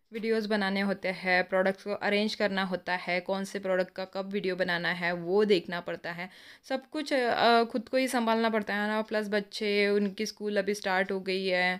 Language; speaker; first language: Hindi; non-native, local second language; Marathi